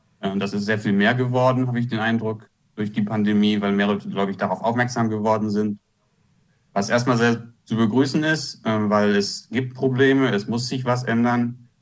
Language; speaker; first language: German; native; German